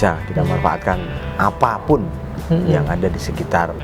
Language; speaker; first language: Indonesian; native; Indonesian